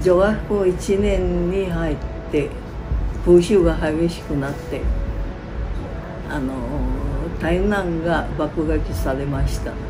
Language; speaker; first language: Japanese; non-native, local second language; Chinese